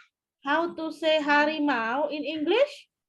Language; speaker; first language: English; non-native, local second language; Indonesian